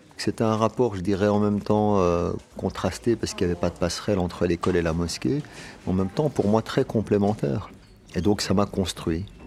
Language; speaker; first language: French; early bilingual, other home language; Arabic